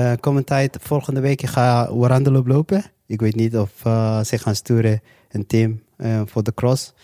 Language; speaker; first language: Dutch; non-native, local second language; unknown